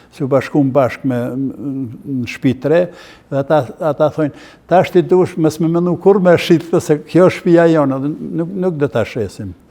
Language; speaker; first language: Albanian; native; Albanian